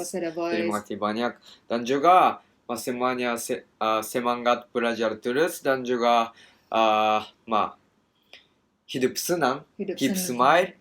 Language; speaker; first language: Indonesian; non-native, learner; Japanese